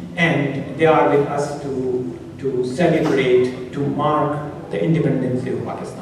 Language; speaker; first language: English; non-native, local second language; Urdu